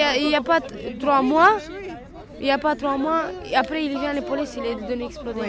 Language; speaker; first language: French; non-native, learner; Romanian